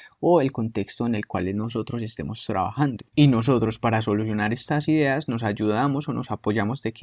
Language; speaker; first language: Spanish; native; Spanish